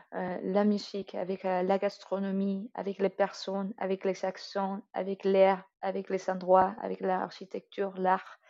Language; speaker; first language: French; non-native, fluent; Spanish